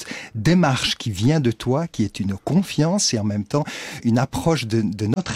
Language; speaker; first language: French; native; French